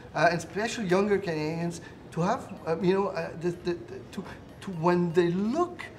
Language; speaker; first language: English; non-native, fluent; Spanish